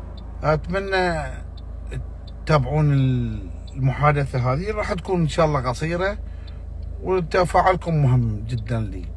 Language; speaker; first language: Arabic; native; Arabic